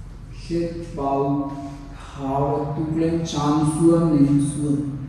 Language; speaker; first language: Vietnamese; non-native, learner; Hindi